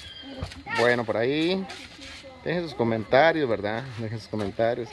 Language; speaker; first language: Spanish; native; Spanish